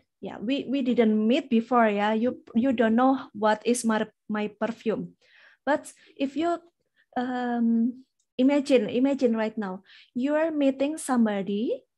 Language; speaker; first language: English; non-native, fluent; Indonesian